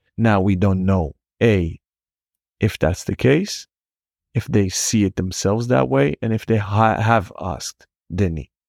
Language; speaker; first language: English; non-native, fluent; Hebrew